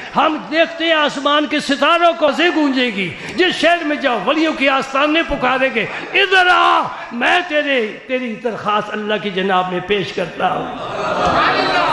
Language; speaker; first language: Urdu; non-native, local second language; Punjabi